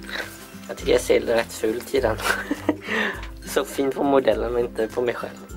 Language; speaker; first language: Swedish; non-native, fluent; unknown